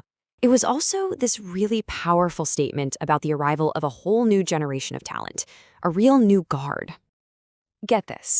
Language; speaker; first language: English; native; English